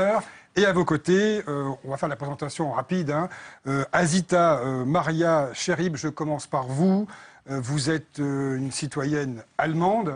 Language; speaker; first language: French; native; French